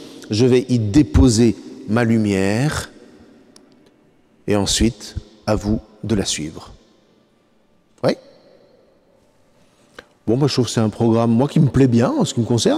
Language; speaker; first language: French; native; French